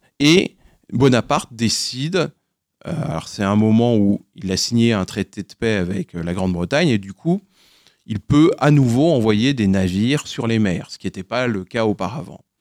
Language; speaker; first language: French; native; French